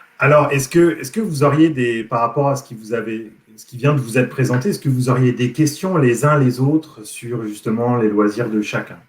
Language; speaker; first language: French; native; French